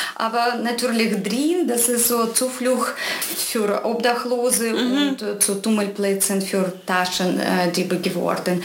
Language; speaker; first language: German; non-native, fluent; Russian